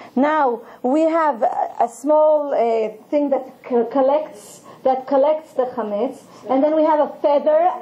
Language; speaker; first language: English; non-native, fluent; Hebrew